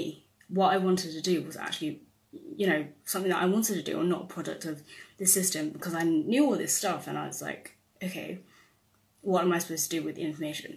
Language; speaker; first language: English; native; English